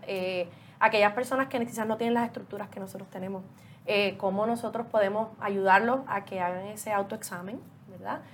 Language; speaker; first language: Spanish; native; Spanish